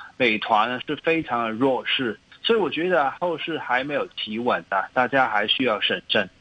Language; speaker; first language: Chinese; non-native, local second language; Cantonese